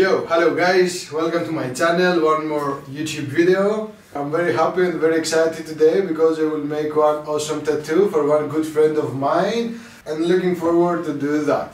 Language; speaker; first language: English; non-native, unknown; Greek